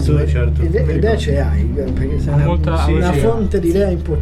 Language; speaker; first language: Italian; native; Italian